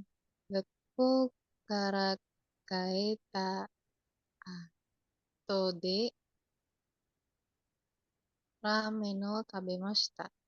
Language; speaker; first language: Japanese; non-native, learner; Indonesian